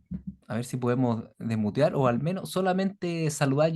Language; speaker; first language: Spanish; native; Spanish